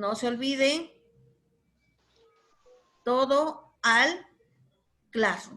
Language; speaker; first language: Spanish; native; Spanish